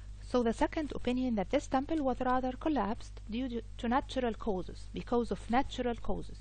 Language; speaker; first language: English; non-native, fluent; Arabic